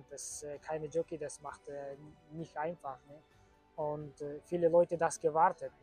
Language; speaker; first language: German; non-native, learner; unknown